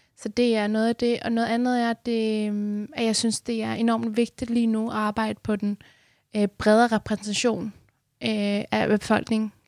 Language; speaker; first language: Danish; early bilingual, other home language; Persian